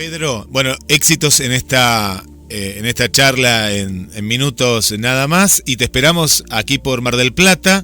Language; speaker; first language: Spanish; native; Spanish